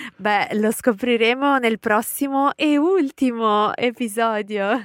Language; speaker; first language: Italian; native; Italian